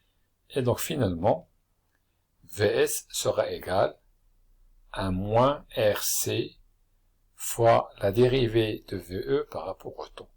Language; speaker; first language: French; non-native, local second language; Arabic